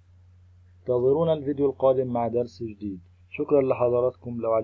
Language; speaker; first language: Arabic; native; Arabic